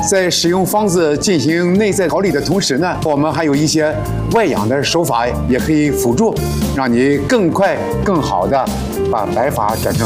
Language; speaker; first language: Chinese; native; Chinese